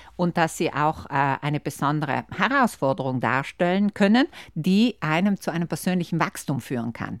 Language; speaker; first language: German; native; German